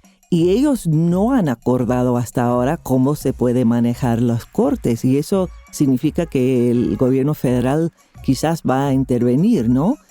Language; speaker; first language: Spanish; non-native, fluent; English